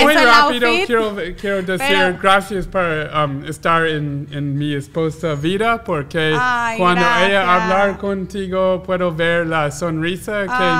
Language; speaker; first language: Spanish; non-native, learner; English